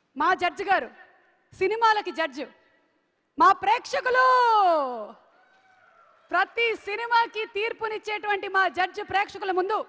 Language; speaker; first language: Telugu; native; Telugu